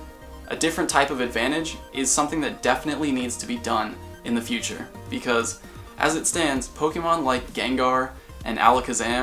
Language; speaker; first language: English; native; English